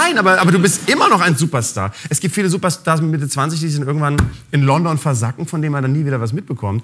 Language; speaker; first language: German; native; German